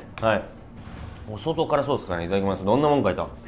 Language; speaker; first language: Japanese; native; Japanese